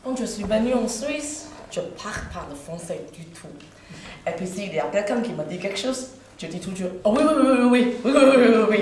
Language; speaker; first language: French; non-native, learner; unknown